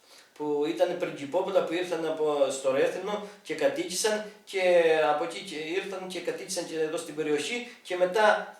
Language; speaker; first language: Greek; native; Greek